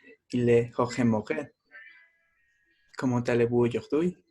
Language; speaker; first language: French; non-native, learner; Spanish